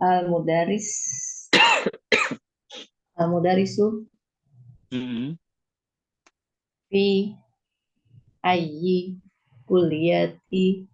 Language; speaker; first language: Arabic; non-native, learner; Indonesian